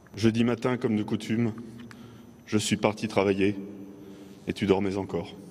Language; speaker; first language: French; native; French